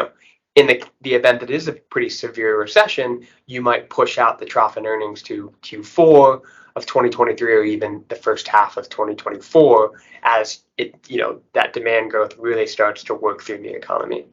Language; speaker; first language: English; native; English